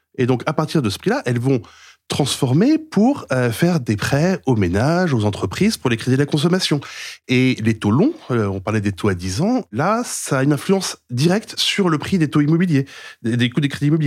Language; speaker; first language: French; native; French